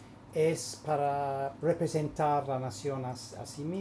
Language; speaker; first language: Spanish; non-native, fluent; English